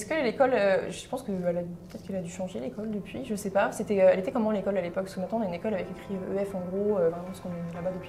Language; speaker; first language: French; native; French